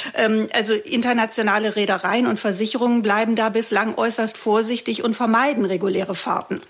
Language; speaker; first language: German; native; German